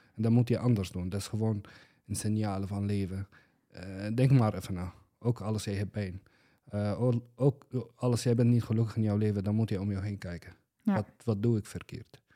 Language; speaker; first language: Dutch; non-native, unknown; Arabic